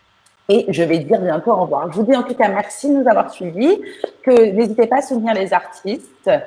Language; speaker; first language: French; native; French